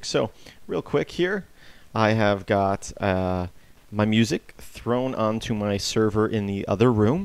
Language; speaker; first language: English; native; English